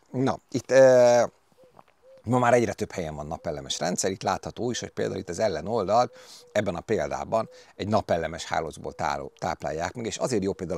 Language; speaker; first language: Hungarian; native; Hungarian